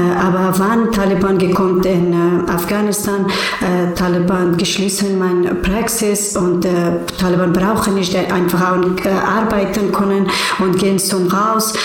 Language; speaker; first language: German; non-native, learner; Persian